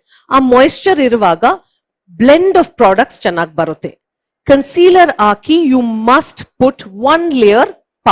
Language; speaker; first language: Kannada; non-native, learner; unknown